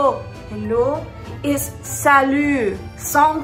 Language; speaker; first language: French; non-native, learner; English